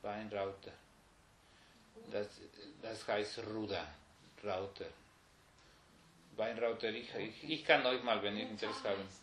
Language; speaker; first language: German; non-native, fluent; Spanish